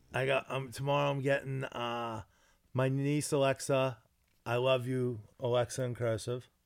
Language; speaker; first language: English; early bilingual, other home language; Italian